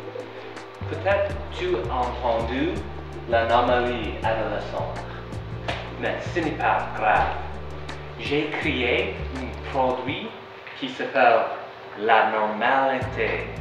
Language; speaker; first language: French; non-native, learner; English